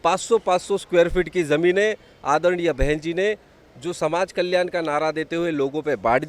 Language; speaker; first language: Hindi; non-native, local second language; Marathi